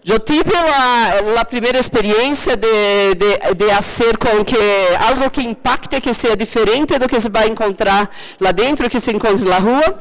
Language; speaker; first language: Spanish; non-native, fluent; Portuguese